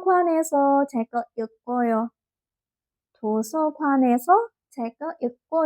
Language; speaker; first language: Korean; non-native, fluent; Indonesian